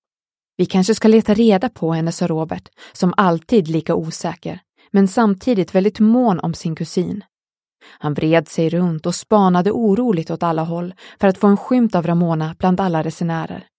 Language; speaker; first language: Swedish; native; Swedish